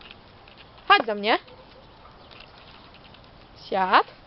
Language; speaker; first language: Polish; native; Polish